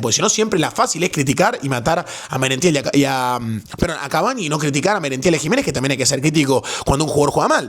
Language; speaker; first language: Spanish; native; Spanish